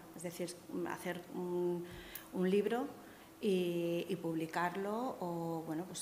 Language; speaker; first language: Spanish; native; Spanish